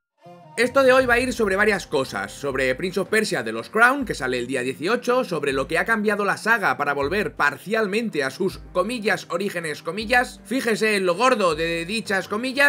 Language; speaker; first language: Spanish; native; Spanish